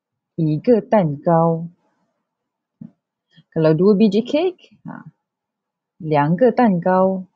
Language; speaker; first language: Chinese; non-native, local second language; Malay